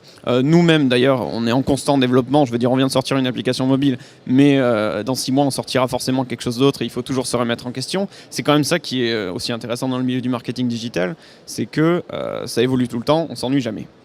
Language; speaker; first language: French; native; French